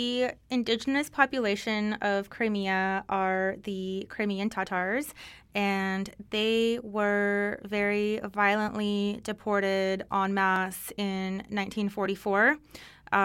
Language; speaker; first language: English; non-native, fluent; Russian